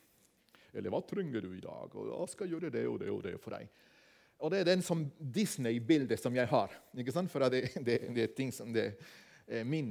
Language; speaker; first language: Norwegian; non-native, fluent; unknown